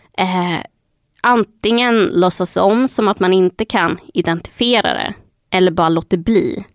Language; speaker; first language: Swedish; early bilingual, other home language; Spanish